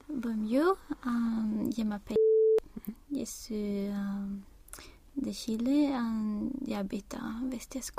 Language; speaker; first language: French; non-native, learner; Spanish